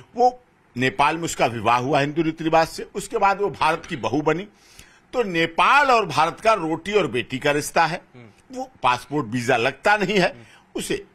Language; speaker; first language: Hindi; native; Hindi